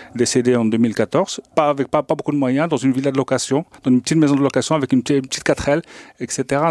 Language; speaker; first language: French; non-native, local second language; Arabic